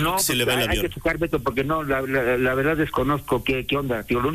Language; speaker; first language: Spanish; native; Spanish